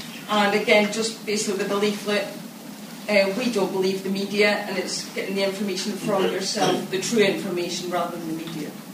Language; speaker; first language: English; native; English